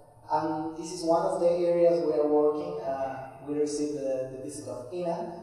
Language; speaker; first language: English; non-native, fluent; Spanish